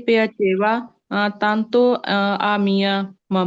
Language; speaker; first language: Italian; non-native, learner; Punjabi